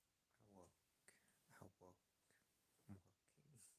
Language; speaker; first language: English; non-native, learner; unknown